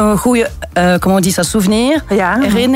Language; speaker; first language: Dutch; non-native, learner; French